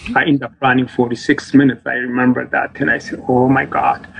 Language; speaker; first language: English; non-native, fluent; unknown